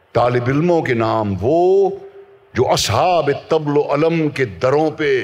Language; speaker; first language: Hindi; native; Hindi